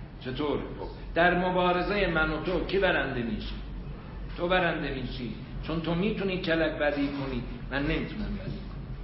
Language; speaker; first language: Persian; non-native, local second language; Azerbaijani